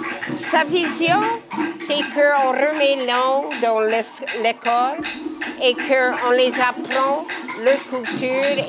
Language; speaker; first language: French; non-native, local second language; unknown